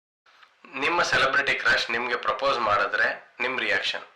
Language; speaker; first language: Kannada; native; Kannada